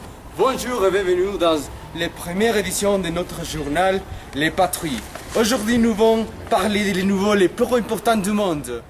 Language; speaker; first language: French; non-native, learner; Spanish